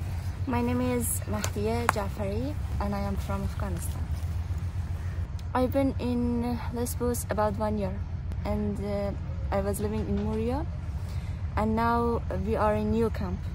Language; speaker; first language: English; non-native, fluent; Persian